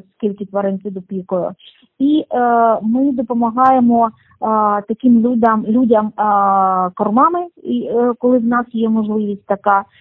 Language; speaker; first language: Ukrainian; non-native, local second language; Russian